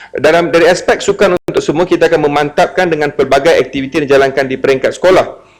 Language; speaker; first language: Malay; native; Malay